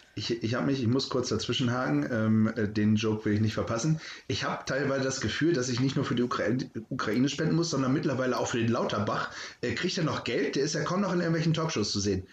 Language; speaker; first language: German; native; German